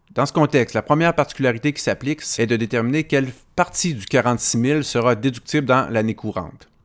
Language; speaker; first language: French; native; French